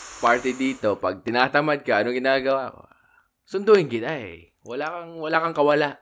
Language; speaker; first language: Filipino; non-native, local second language; Hiligaynon